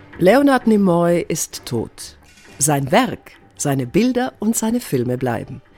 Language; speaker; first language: German; native; German